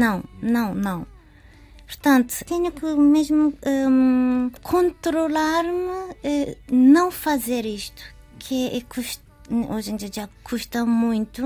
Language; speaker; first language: Portuguese; non-native, learner; Japanese